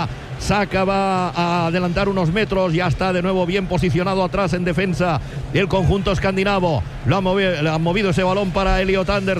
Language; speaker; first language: Spanish; native; Spanish